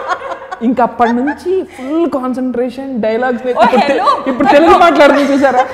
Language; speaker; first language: Telugu; native; Telugu